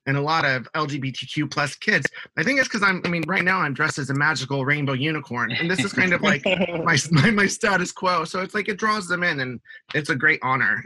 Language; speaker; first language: English; native; English